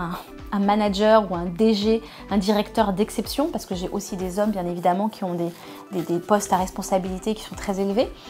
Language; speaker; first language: French; native; French